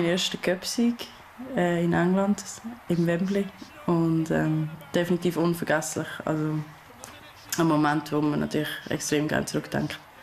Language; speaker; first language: German; native; German